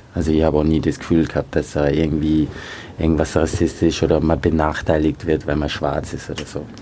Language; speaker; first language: German; early bilingual, other home language; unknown